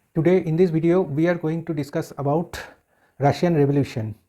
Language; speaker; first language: English; non-native, local second language; Bangla